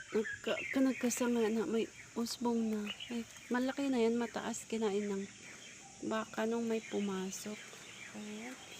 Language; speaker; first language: Filipino; native; Filipino